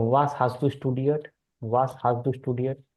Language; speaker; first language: German; non-native, fluent; Hindi